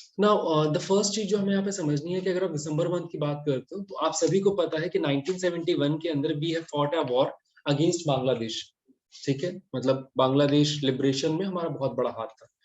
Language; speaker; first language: Hindi; native; Hindi